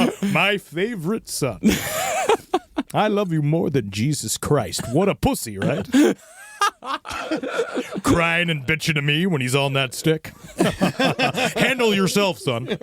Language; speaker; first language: English; native; English